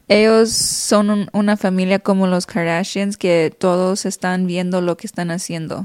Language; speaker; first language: Spanish; early bilingual, heritage; Spanish